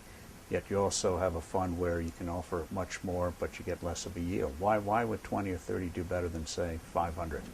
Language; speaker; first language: English; native; English